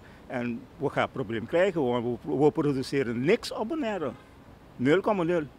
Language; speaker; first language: Dutch; non-native, local second language; Papiamento